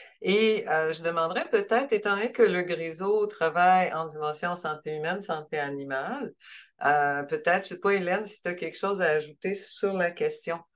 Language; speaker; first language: French; native; French